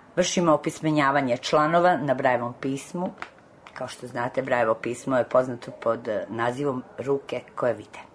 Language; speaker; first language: Serbian; native; Serbian